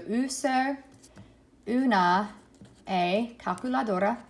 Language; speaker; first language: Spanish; non-native, fluent; English